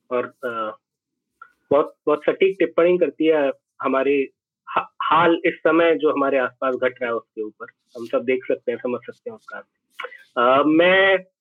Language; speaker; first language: Hindi; native; Hindi